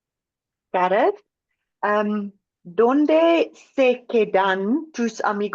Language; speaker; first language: Spanish; non-native, learner; English